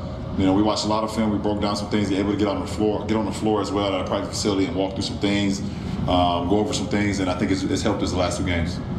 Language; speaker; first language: English; native; English